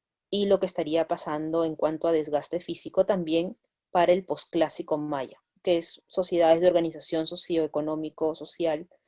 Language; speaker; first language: Spanish; native; Spanish